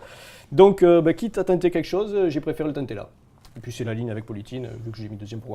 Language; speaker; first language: French; native; French